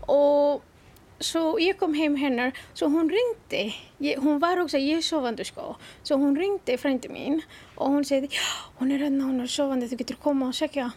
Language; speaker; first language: Icelandic; non-native, learner; Somali